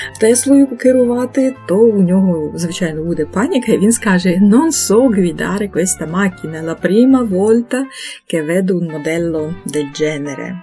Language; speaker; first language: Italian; non-native, fluent; Ukrainian